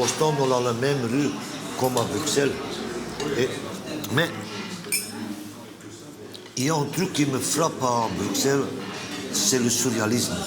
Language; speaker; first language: French; non-native, local second language; Dutch